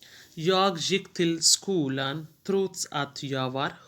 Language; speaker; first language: Swedish; non-native, fluent; Urdu